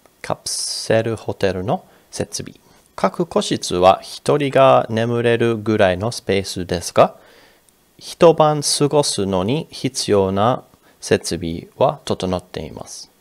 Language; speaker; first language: Japanese; non-native, fluent; English